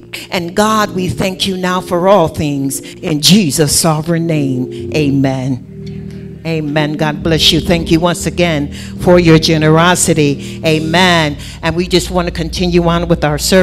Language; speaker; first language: English; native; English